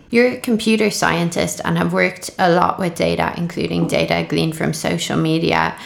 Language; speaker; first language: English; native; English